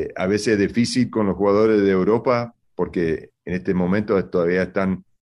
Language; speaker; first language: Spanish; early bilingual, heritage; Spanish